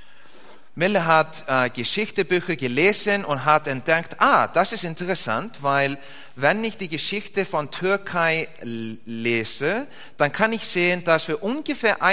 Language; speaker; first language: German; non-native, fluent; Icelandic